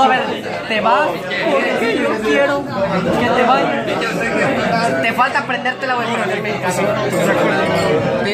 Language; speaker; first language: Spanish; native; Spanish